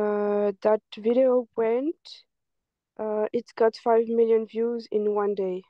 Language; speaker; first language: English; non-native, fluent; French